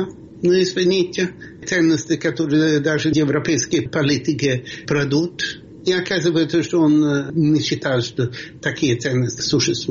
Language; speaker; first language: Russian; non-native, fluent; Swedish